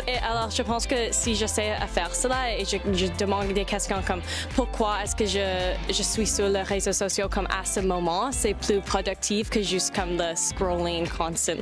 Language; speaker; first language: French; non-native, learner; English